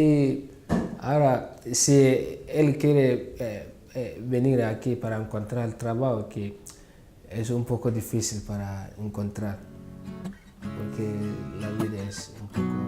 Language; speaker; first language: Spanish; non-native, learner; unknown